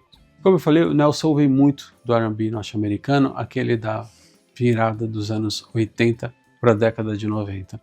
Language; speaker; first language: Portuguese; native; Portuguese